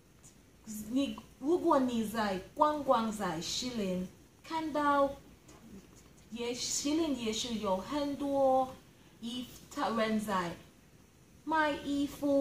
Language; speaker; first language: Chinese; non-native, learner; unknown